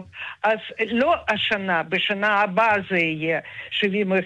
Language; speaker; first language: Hebrew; non-native, fluent; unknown